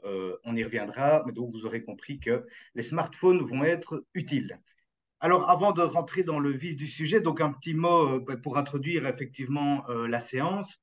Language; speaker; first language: French; native; French